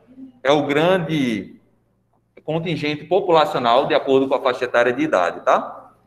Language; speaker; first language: Portuguese; native; Portuguese